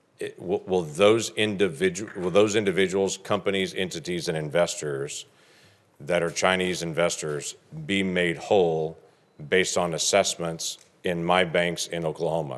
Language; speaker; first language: English; native; English